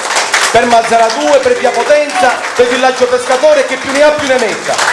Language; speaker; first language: Italian; native; Italian